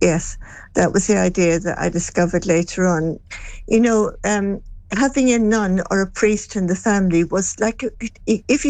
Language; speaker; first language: English; native; English